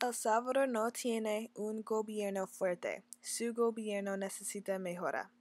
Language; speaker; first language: Spanish; non-native, learner; English